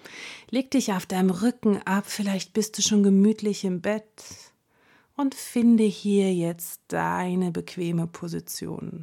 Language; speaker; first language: German; native; German